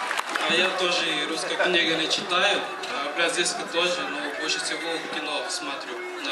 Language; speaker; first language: Russian; non-native, learner; Portuguese